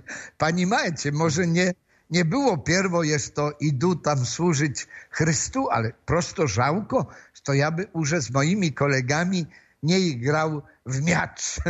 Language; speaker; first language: Russian; non-native, fluent; Polish